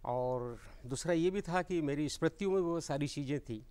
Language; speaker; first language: Hindi; native; Hindi